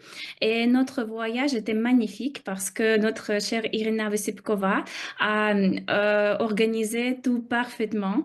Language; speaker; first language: French; non-native, fluent; Russian